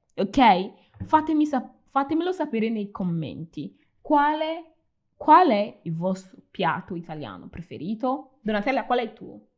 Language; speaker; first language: Italian; non-native, fluent; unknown